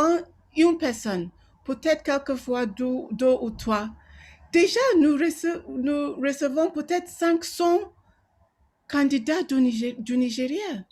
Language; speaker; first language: French; non-native, local second language; Yoruba